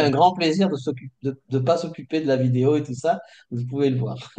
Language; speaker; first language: French; native; French